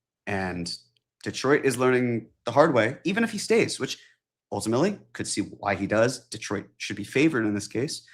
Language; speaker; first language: English; native; English